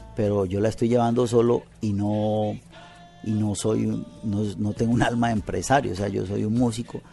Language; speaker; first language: Spanish; native; Spanish